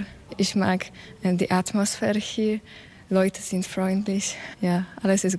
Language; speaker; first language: German; non-native, learner; Polish